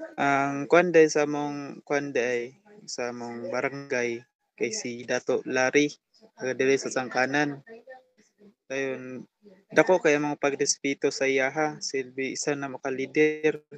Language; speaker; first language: Cebuano; non-native, local second language; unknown